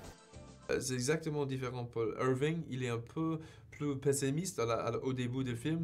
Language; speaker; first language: French; non-native, fluent; English